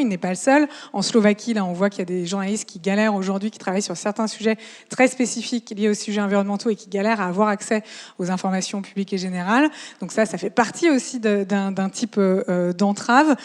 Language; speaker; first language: French; native; French